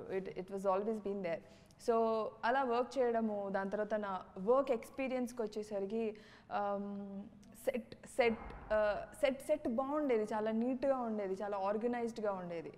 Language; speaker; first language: Telugu; native; Telugu